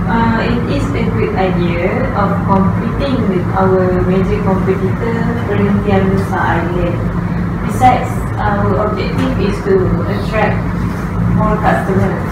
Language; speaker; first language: English; non-native, local second language; Malay